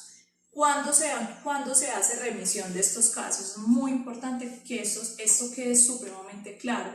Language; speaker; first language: Spanish; native; Spanish